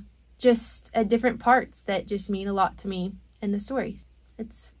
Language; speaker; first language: English; native; English